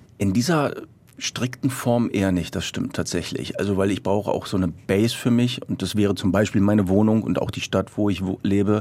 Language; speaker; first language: German; early bilingual, other home language; Croatian